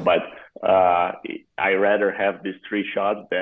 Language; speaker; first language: English; non-native, fluent; Portuguese